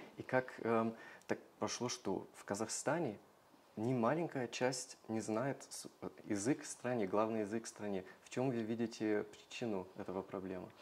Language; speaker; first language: Russian; non-native, fluent; German